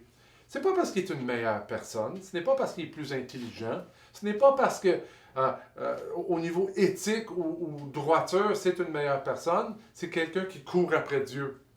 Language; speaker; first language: French; native; French